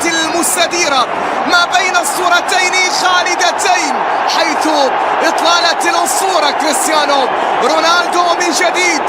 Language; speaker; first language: Arabic; native; Arabic